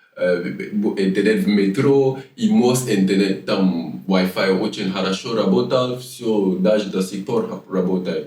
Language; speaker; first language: Russian; non-native, learner; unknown